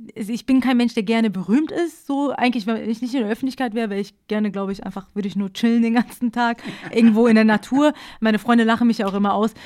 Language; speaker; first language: German; early bilingual, other home language; Persian